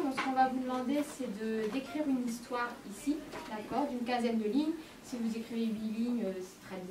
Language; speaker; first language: French; native; French